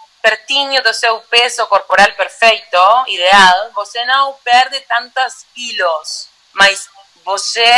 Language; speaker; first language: Portuguese; non-native, learner; Spanish